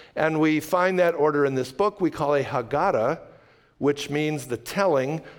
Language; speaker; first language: English; native; English